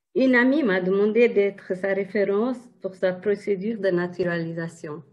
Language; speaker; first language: French; non-native, fluent; Tigrinya